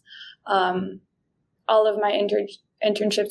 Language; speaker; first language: English; non-native, fluent; Spanish